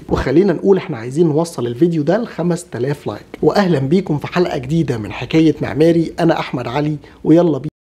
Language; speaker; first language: Arabic; native; Arabic